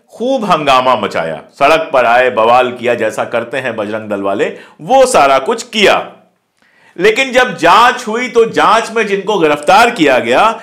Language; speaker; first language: Hindi; native; Hindi